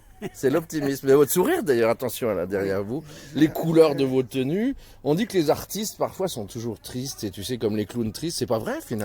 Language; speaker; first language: French; native; French